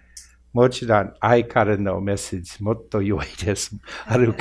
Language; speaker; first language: Japanese; non-native, fluent; English